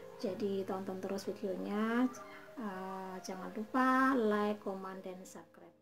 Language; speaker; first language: Indonesian; native; Indonesian